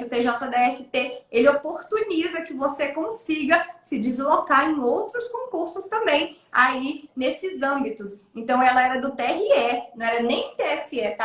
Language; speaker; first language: Portuguese; native; Portuguese